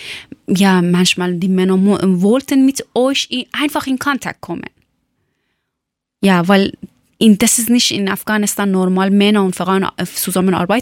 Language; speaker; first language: German; non-native, learner; Persian